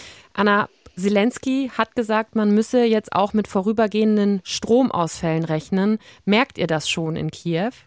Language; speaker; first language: German; native; German